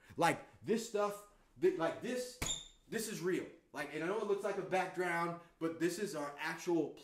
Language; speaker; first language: English; native; English